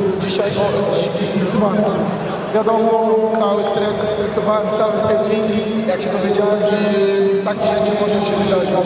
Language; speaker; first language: Polish; non-native, fluent; Portuguese